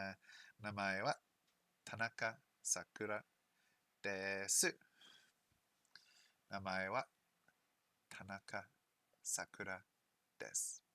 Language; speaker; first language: Japanese; non-native, learner; English